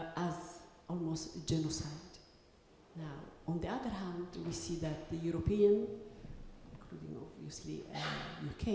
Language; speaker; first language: English; non-native, fluent; Tigrinya